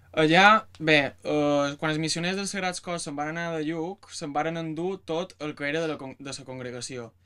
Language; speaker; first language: Catalan; native; Catalan